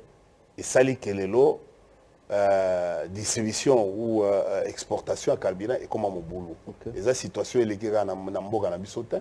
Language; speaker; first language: French; non-native, local second language; Lingala